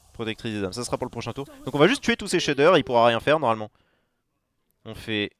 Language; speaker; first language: French; native; French